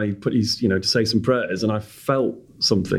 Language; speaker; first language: English; native; English